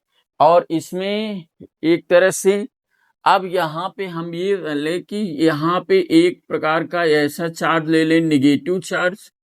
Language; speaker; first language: Hindi; native; Hindi